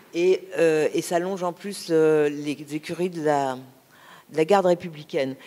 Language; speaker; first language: French; native; French